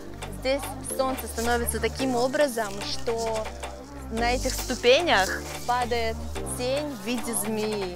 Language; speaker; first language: Russian; native; Russian